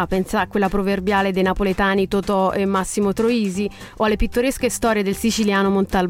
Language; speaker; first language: Italian; native; Italian